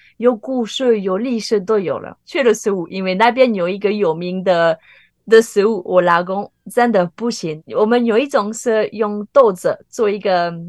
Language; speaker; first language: Chinese; non-native, fluent; French